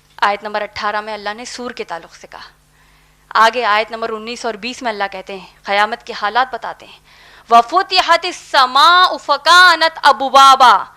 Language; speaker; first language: Urdu; native; Urdu